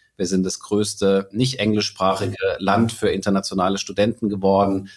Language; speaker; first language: German; native; German